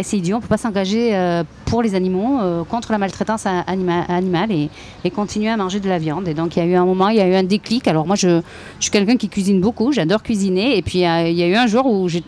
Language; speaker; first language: French; native; French